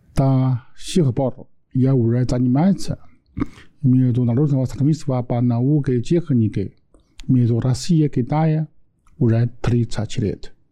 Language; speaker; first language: Russian; non-native, learner; Chinese